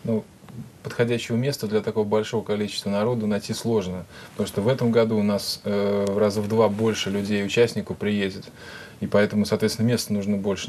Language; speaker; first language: Russian; native; Russian